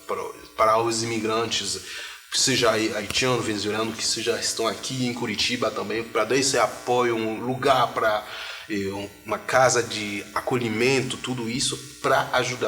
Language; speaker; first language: Portuguese; non-native, fluent; Haitian Creole